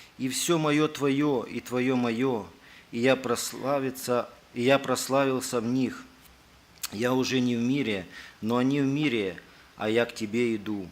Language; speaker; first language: Russian; native; Russian